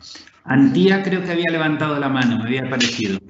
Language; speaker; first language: Spanish; native; Spanish